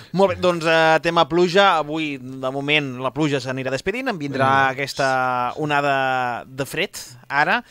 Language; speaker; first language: Catalan; non-native, local second language; Spanish